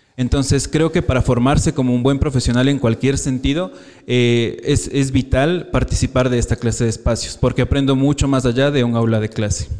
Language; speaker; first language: Spanish; native; Spanish